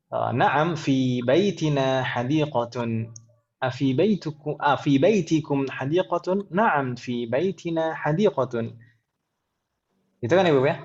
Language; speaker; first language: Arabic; non-native, fluent; Indonesian